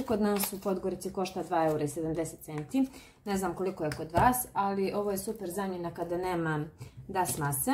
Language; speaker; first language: Croatian; native; Croatian